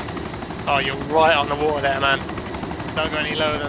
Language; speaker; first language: English; native; English